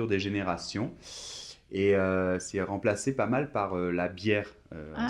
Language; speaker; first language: French; native; French